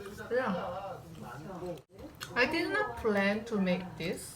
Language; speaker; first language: English; non-native, fluent; Korean